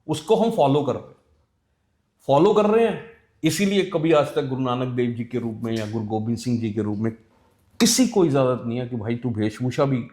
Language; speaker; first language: Hindi; non-native, local second language; Punjabi